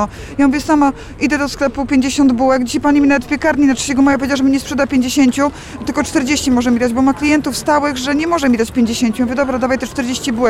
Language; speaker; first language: Polish; native; Polish